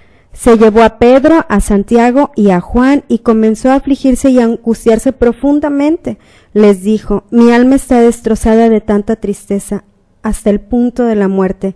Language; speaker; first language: Spanish; native; Spanish